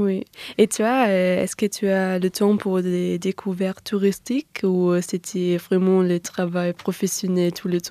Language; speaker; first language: French; non-native, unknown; German